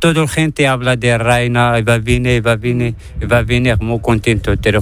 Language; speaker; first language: Spanish; non-native, learner; Arabic